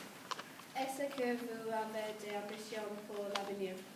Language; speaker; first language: French; non-native, learner; English